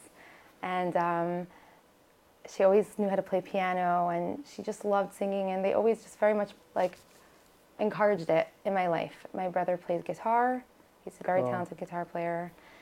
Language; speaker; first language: English; native; English